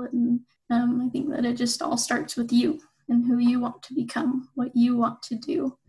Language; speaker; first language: English; native; English